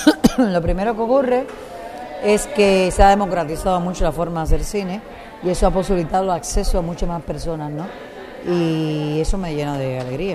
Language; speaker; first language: Spanish; native; Spanish